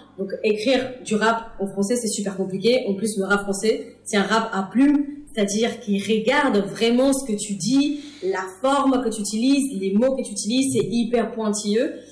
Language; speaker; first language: French; non-native, fluent; English